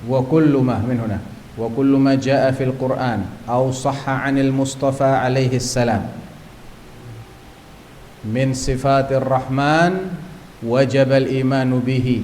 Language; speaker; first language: Arabic; non-native, fluent; Indonesian